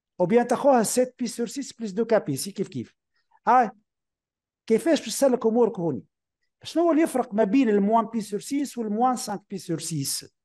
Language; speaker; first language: French; non-native, local second language; Arabic